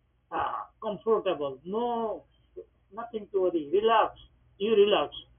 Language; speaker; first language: English; non-native, local second language; Bangla